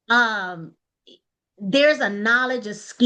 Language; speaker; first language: English; native; English